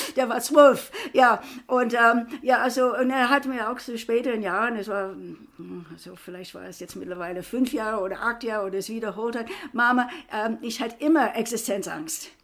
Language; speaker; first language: German; non-native, fluent; English